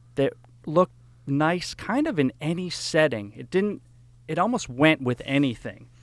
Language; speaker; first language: English; native; English